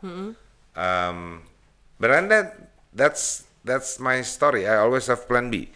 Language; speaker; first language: English; non-native, fluent; Indonesian